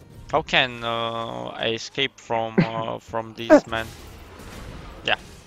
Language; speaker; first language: English; non-native, learner; Romanian